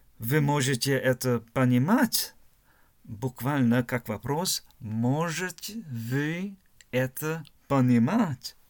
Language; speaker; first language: Russian; non-native, learner; German